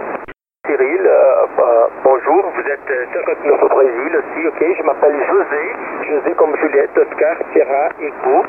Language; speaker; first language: French; non-native, fluent; Portuguese